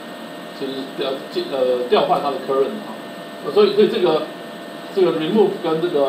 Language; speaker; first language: Chinese; native; Chinese